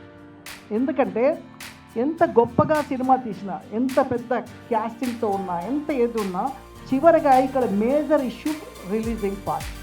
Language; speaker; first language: Telugu; native; Telugu